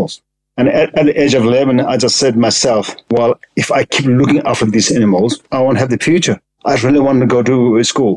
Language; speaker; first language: English; non-native, local second language; Sherpa